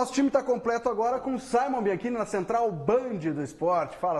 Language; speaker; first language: Portuguese; native; Portuguese